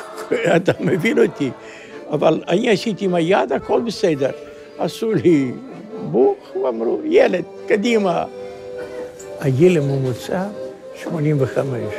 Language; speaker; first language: Hebrew; non-native, fluent; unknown